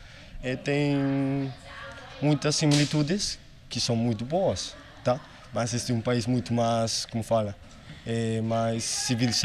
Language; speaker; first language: Portuguese; non-native, learner; Spanish